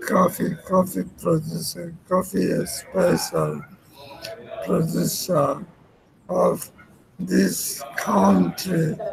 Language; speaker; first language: English; non-native, learner; Spanish